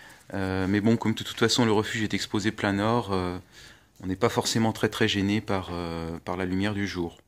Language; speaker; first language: French; native; French